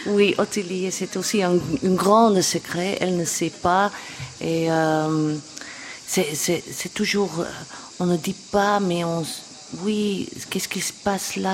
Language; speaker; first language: French; non-native, local second language; Dutch